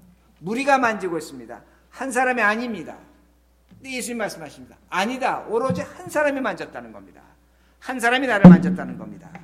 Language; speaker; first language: Korean; native; Korean